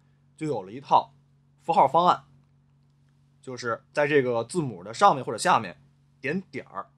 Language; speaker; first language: Chinese; native; Chinese